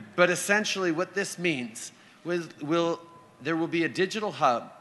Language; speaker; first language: English; native; English